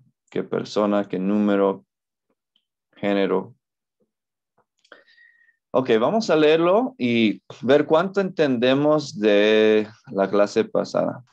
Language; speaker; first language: Spanish; non-native, fluent; English